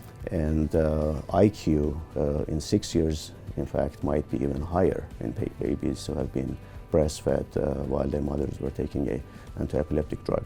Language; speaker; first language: English; non-native, fluent; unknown